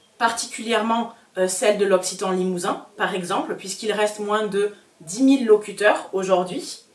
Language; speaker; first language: French; native; French